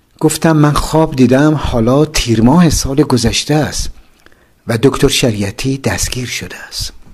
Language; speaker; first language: Persian; native; Persian